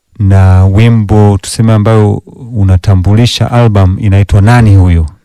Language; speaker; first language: Swahili; non-native, fluent; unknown